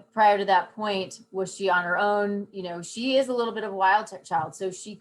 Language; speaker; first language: English; native; English